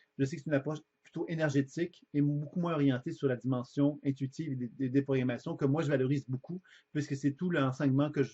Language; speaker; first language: French; native; French